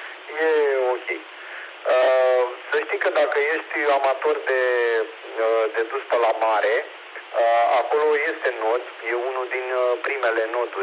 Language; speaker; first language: Romanian; native; Romanian